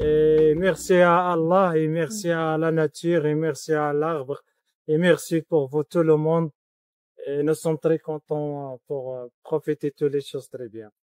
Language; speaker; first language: French; non-native, learner; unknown